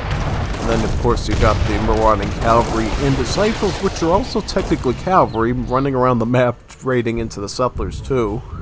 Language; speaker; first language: English; native; English